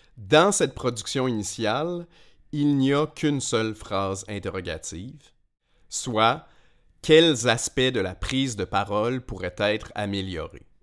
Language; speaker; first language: French; native; French